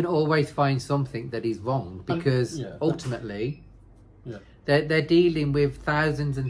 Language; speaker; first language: English; native; English